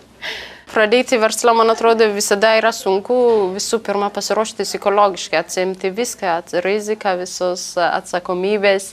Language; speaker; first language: Lithuanian; non-native, learner; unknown